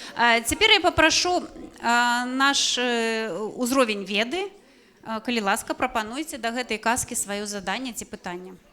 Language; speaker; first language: Belarusian; non-native, local second language; Russian